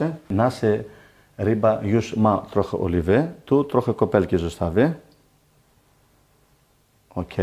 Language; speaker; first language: Polish; non-native, learner; Greek